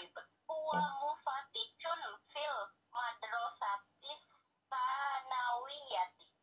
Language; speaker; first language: Arabic; non-native, learner; Indonesian